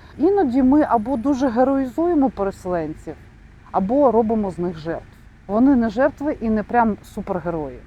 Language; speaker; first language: Ukrainian; non-native, local second language; Russian